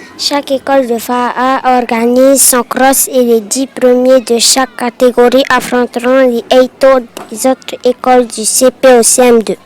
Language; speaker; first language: French; native; French